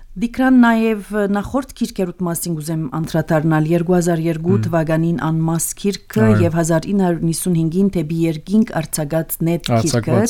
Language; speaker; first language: Armenian; early bilingual, heritage; Armenian